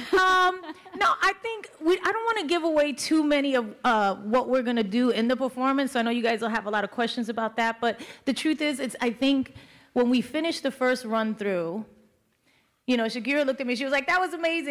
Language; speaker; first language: English; native; English